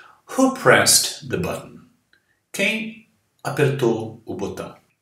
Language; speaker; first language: English; non-native, fluent; Portuguese